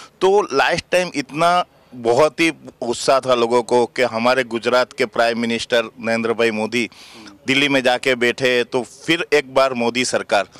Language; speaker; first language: Hindi; non-native, local second language; Gujarati